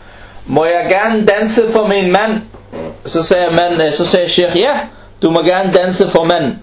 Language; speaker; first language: Danish; non-native, fluent; Arabic